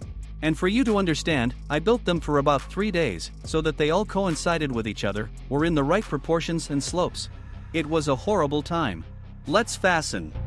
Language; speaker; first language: English; non-native, fluent; Russian